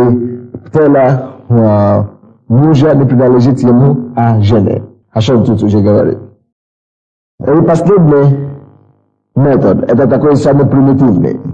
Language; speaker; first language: Russian; non-native, fluent; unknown